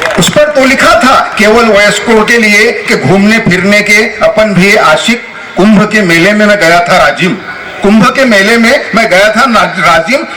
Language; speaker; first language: Hindi; non-native, local second language; Telugu